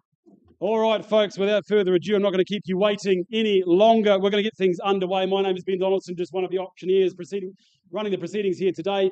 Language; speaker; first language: English; native; English